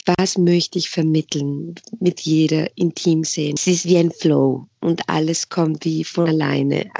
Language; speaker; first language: German; non-native, fluent; Spanish